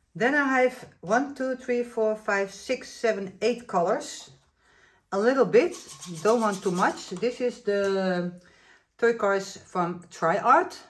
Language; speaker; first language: English; non-native, fluent; Dutch